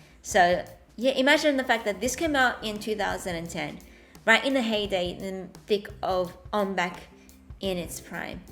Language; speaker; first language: English; native; English